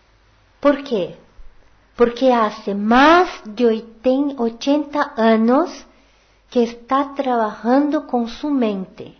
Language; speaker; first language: Portuguese; non-native, learner; Spanish